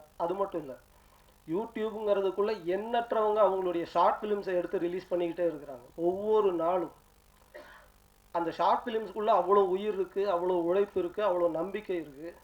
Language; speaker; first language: Tamil; native; Tamil